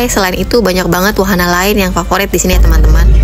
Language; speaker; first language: Indonesian; native; Indonesian